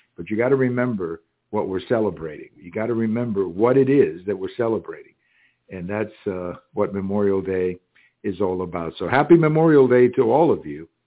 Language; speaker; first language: English; early bilingual, other home language; Spanish